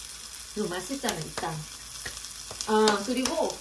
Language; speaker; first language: Korean; non-native, fluent; Vietnamese